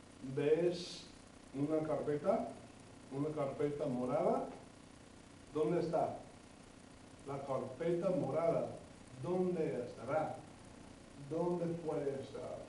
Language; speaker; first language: Spanish; non-native, fluent; English